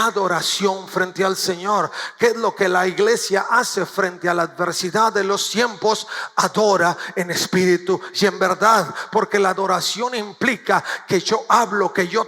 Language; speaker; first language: Spanish; native; Spanish